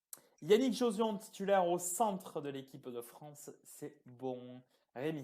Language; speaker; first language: French; native; French